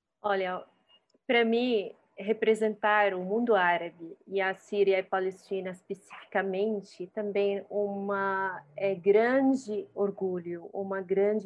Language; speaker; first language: Portuguese; non-native, fluent; Arabic